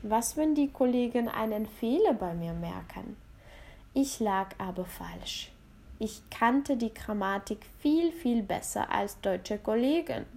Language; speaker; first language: German; non-native, fluent; Czech